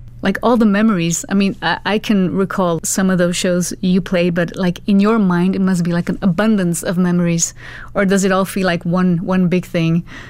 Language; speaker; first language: English; non-native, fluent; Dutch